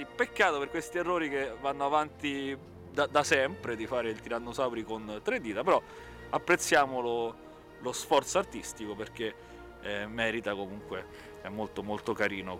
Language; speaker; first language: Italian; native; Italian